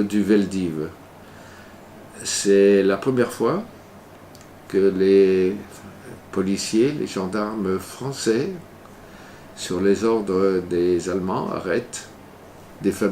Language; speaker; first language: French; native; French